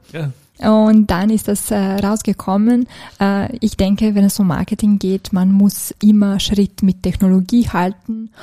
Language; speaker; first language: German; non-native, fluent; Serbian